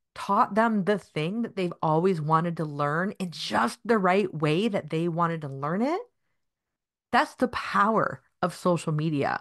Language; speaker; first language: English; native; English